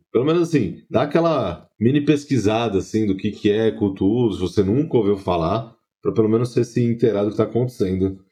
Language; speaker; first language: Portuguese; native; Portuguese